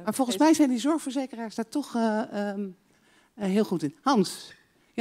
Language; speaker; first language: Dutch; native; Dutch